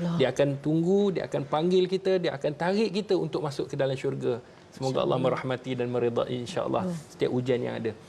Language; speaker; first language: Malay; native; Malay